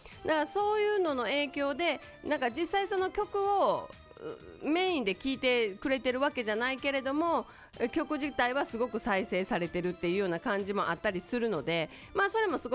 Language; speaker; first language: Japanese; native; Japanese